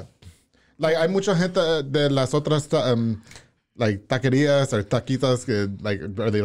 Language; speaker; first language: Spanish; early bilingual, heritage; English